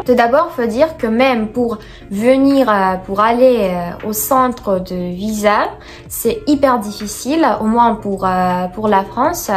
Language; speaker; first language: French; non-native, fluent; Russian